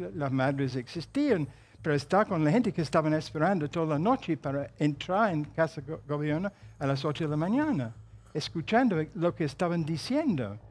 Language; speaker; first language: Spanish; non-native, fluent; English